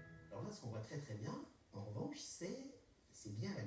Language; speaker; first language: French; native; French